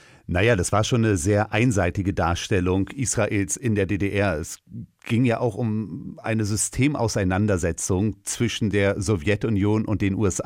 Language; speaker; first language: German; native; German